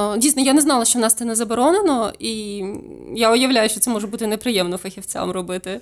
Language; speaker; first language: Ukrainian; native; Ukrainian